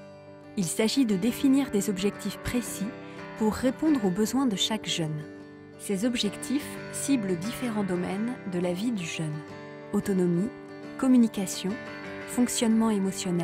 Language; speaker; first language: French; native; French